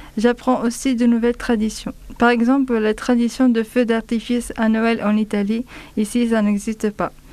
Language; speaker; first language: French; non-native, fluent; Arabic